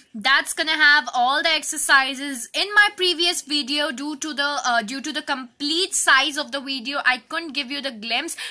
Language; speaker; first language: English; non-native, local second language; Hindi